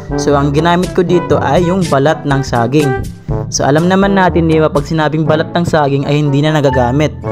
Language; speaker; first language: Filipino; non-native, local second language; Waray